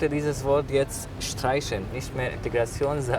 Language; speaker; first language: German; non-native, fluent; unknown